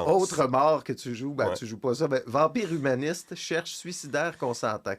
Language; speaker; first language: French; native; French